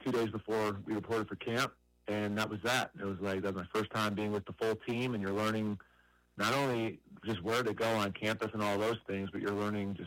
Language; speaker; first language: English; native; English